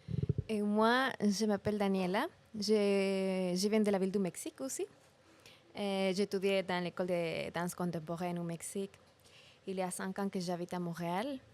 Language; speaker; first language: French; non-native, learner; Spanish